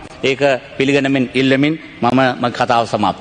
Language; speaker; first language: Sinhala; non-native, local second language; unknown